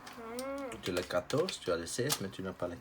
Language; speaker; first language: French; non-native, fluent; Dutch